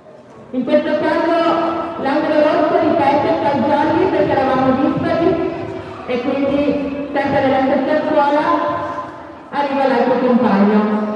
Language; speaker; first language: Italian; native; Italian